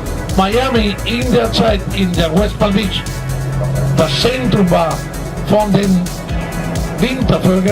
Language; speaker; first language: German; non-native, fluent; Spanish